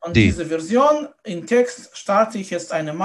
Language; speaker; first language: German; non-native, fluent; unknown